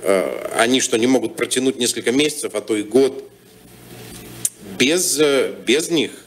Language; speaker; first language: Russian; native; Russian